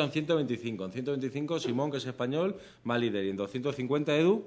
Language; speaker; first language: Spanish; native; Spanish